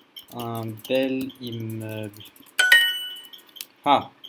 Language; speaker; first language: French; non-native, learner; English